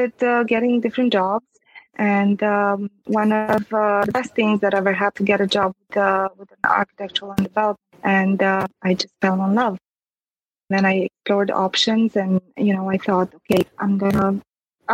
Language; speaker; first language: English; non-native, fluent; Romanian